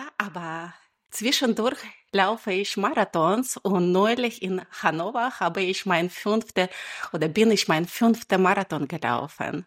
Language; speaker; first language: German; non-native, fluent; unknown